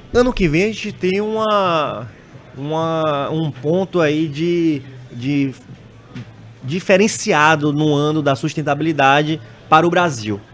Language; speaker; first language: Portuguese; native; Portuguese